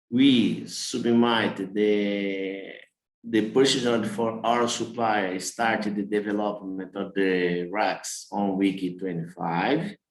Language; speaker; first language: English; non-native, learner; Portuguese